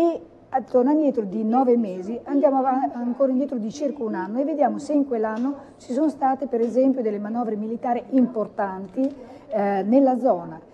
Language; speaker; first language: Italian; native; Italian